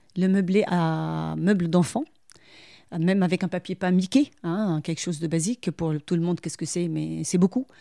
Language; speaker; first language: French; non-native, local second language; Arabic